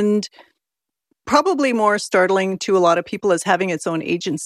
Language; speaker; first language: English; native; English